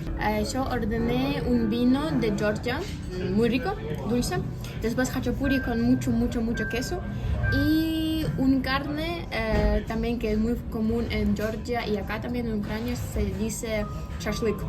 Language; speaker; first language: Spanish; non-native, fluent; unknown